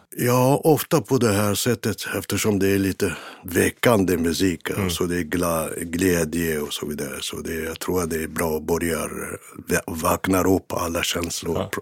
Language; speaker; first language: Swedish; non-native, fluent; Arabic